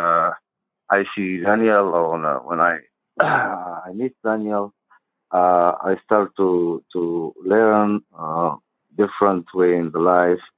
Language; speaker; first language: English; non-native, learner; Arabic